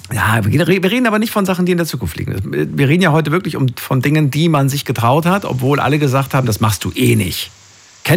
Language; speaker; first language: German; native; German